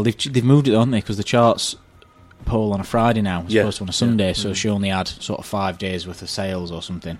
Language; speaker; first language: English; native; English